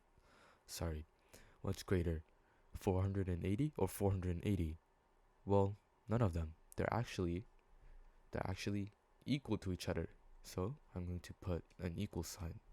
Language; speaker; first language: English; native; English